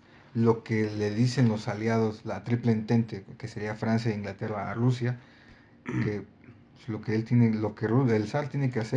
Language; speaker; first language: Spanish; native; Spanish